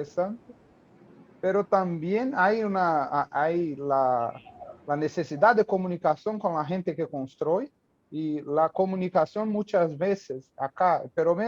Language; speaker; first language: Spanish; non-native, learner; Portuguese